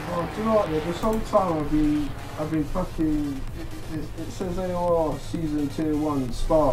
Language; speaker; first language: English; native; English